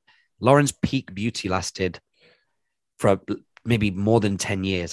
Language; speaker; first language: English; native; English